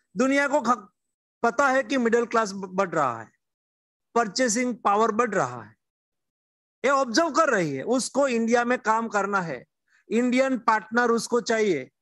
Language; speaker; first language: Hindi; non-native, local second language; Gujarati